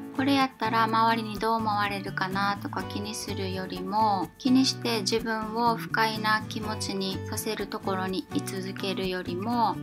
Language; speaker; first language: Japanese; native; Japanese